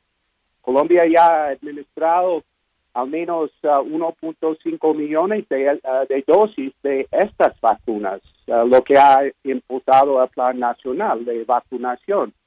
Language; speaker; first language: Spanish; non-native, fluent; English